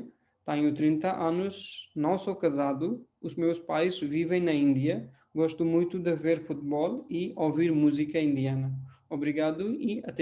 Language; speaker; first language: Portuguese; non-native, fluent; Hindi